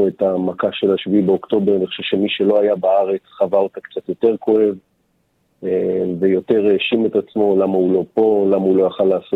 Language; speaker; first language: Hebrew; native; Hebrew